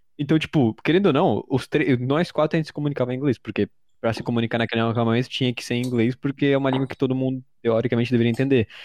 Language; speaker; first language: Portuguese; early bilingual, heritage; Portuguese